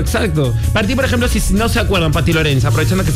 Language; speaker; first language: Spanish; native; Spanish